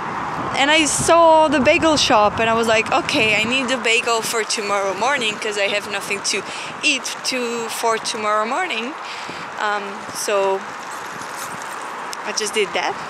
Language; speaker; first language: English; non-native, fluent; French